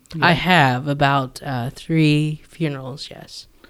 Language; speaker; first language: English; native; English